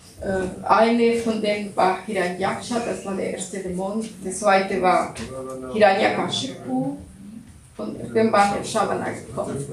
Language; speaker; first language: German; non-native, learner; Russian